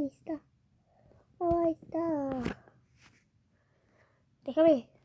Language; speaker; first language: Spanish; early bilingual, heritage; Spanish